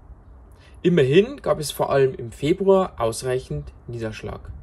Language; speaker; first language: German; native; German